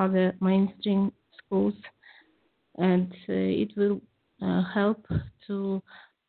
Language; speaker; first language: English; non-native, learner; Kazakh